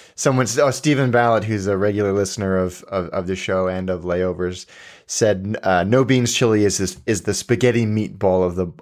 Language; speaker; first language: English; native; English